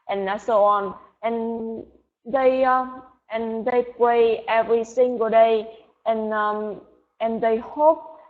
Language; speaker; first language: English; non-native, learner; Vietnamese